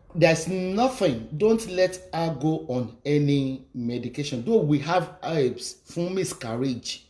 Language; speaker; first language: English; non-native, local second language; Yoruba